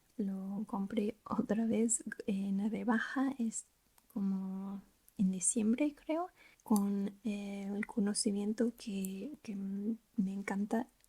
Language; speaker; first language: Spanish; non-native, learner; English